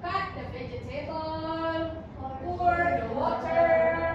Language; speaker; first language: English; non-native, learner; Indonesian